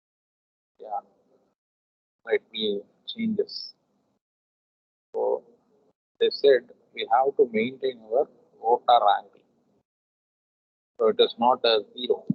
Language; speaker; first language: English; non-native, local second language; Tamil